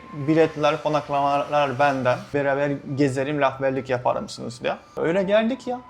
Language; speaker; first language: Turkish; non-native, fluent; Japanese